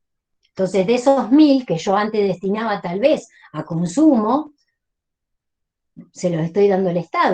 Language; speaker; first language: Spanish; native; Spanish